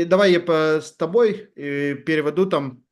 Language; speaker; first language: Russian; non-native, learner; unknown